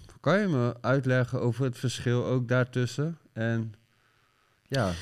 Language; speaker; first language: Dutch; native; Dutch